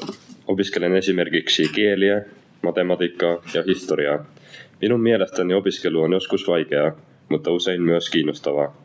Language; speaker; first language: Finnish; non-native, learner; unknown